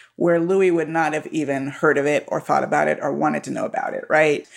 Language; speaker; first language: English; native; English